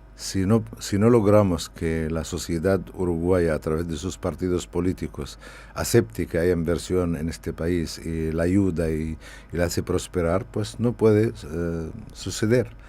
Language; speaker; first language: Spanish; non-native, fluent; Arabic